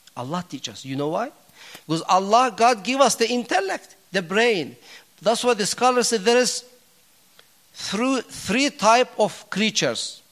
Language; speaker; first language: English; non-native, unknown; Turkish